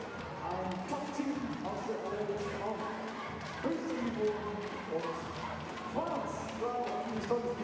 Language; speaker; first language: German; native; German